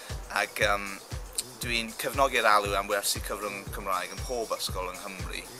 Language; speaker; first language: Welsh; non-native, local second language; English